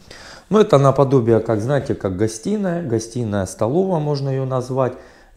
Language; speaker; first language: Russian; native; Russian